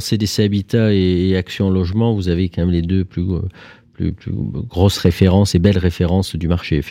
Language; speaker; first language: French; native; French